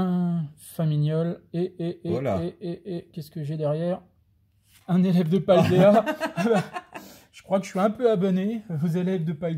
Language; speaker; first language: French; native; French